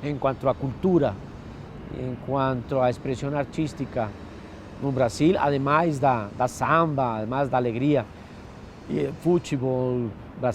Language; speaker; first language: Portuguese; non-native, fluent; Spanish